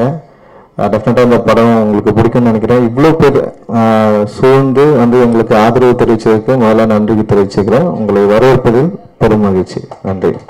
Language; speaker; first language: Tamil; native; Tamil